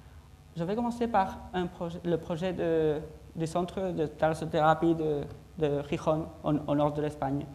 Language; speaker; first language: French; non-native, fluent; Spanish